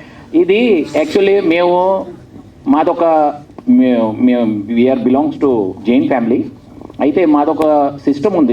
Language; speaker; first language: Telugu; native; Telugu